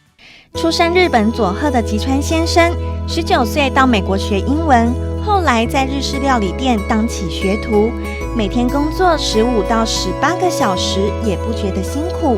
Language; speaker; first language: Chinese; native; Chinese